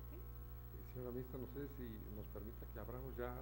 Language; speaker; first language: Spanish; native; Spanish